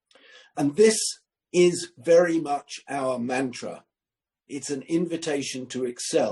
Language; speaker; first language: English; native; English